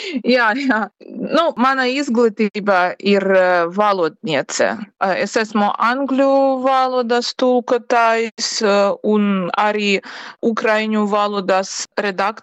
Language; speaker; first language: Latvian; non-native, learner; Ukrainian